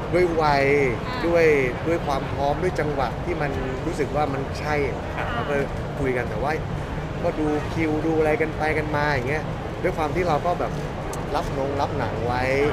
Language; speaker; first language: Thai; native; Thai